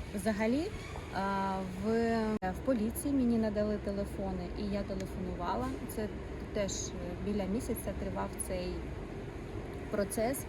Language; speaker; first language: Ukrainian; non-native, local second language; Russian